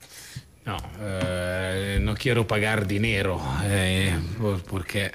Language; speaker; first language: Spanish; non-native, fluent; Italian